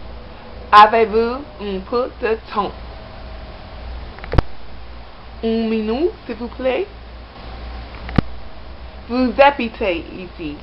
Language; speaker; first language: French; non-native, learner; English